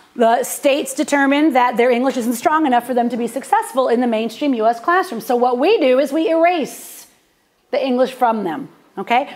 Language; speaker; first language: English; native; English